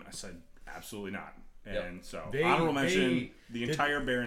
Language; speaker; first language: English; native; English